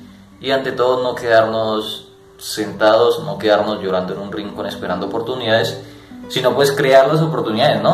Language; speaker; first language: Spanish; native; Spanish